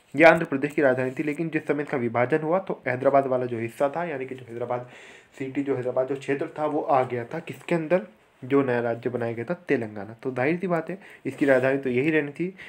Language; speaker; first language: Hindi; native; Hindi